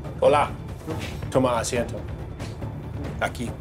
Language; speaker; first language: Spanish; non-native, learner; English